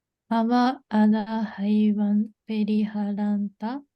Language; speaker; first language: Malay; non-native, learner; Japanese